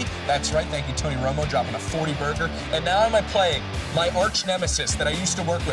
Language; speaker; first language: English; native; English